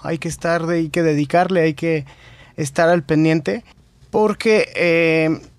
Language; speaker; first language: Spanish; native; Spanish